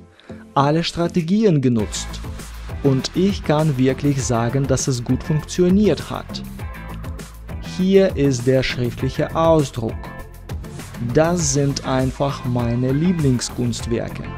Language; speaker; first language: German; non-native, fluent; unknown